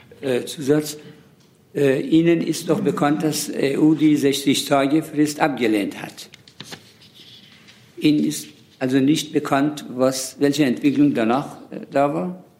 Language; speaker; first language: German; non-native, fluent; Persian